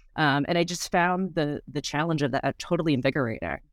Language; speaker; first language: English; native; English